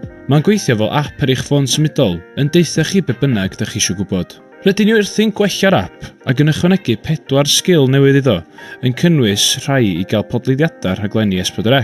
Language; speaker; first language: Welsh; native; Welsh